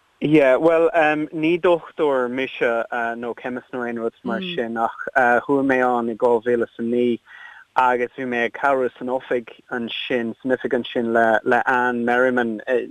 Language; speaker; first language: Irish; non-native, local second language; English